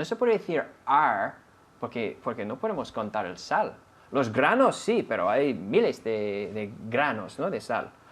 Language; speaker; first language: Spanish; non-native, fluent; English